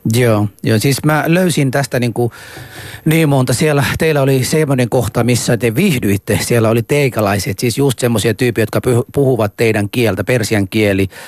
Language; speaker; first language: Finnish; non-native, fluent; Persian